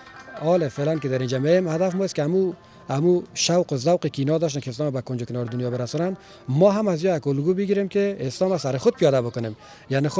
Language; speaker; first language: Persian; native; Persian